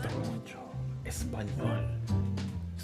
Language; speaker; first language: Spanish; non-native, learner; Indonesian